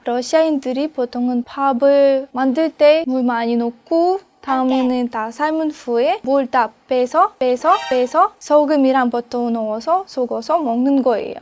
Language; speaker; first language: Korean; non-native, fluent; Russian